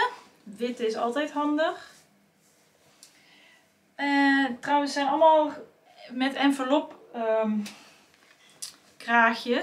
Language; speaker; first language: Dutch; native; Dutch